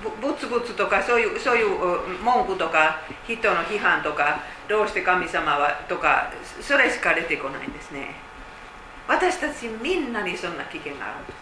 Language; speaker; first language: Japanese; non-native, fluent; Finnish